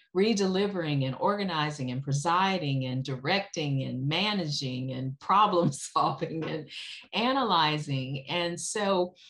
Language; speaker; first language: English; native; English